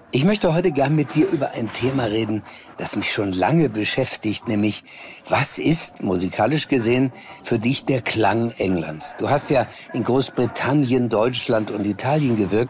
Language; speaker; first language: German; native; German